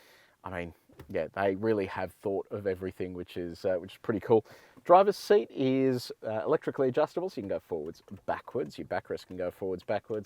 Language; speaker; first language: English; native; English